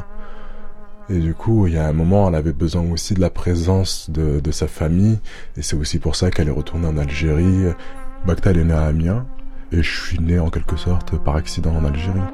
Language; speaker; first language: French; early bilingual, other home language; Arabic